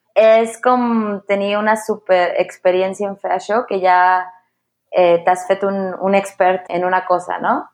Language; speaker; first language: Catalan; non-native, fluent; Spanish